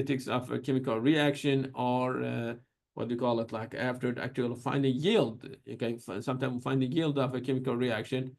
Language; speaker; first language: English; non-native, fluent; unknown